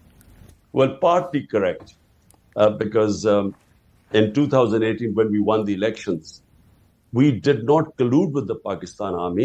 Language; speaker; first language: English; non-native, local second language; Urdu